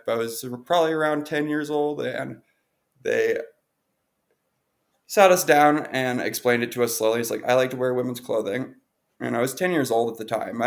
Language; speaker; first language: English; native; English